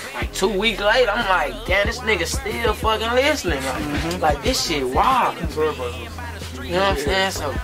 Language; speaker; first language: English; native; English